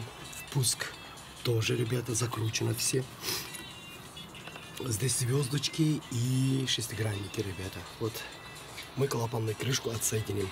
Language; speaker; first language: Russian; non-native, fluent; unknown